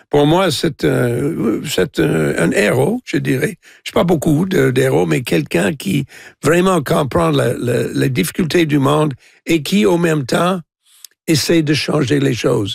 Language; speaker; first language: French; non-native, local second language; English